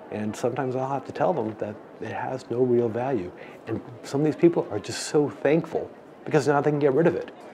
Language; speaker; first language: English; native; English